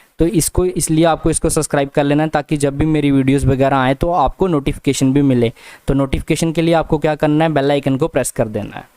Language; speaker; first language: Hindi; non-native, local second language; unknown